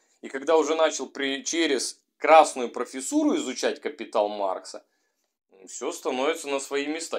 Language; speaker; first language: Russian; native; Russian